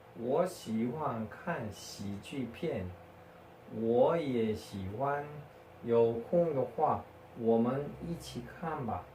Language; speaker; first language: Chinese; non-native, fluent; Korean